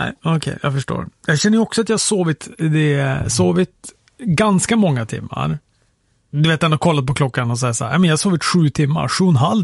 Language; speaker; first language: Swedish; native; Swedish